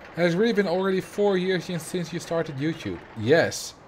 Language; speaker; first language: English; non-native, fluent; Dutch